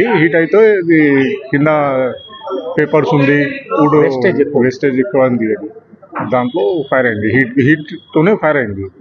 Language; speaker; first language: Telugu; non-native, local second language; Urdu